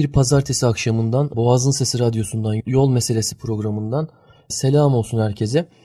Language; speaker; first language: Turkish; early bilingual, heritage; Turkish